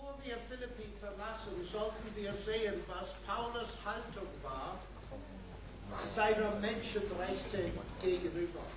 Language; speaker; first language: German; non-native, fluent; English